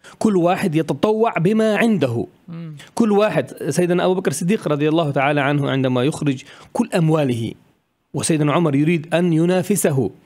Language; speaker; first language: Arabic; non-native, fluent; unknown